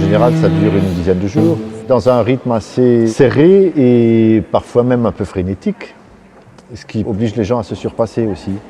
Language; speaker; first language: French; native; French